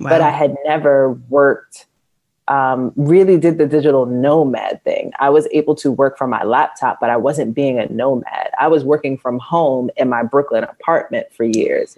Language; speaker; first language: English; native; English